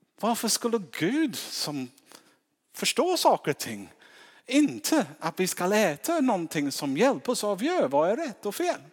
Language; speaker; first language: Swedish; non-native, fluent; English